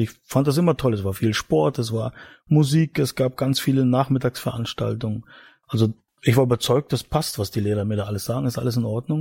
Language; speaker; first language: German; native; German